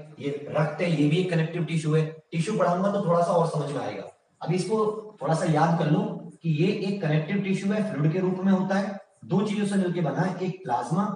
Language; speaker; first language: Hindi; native; Hindi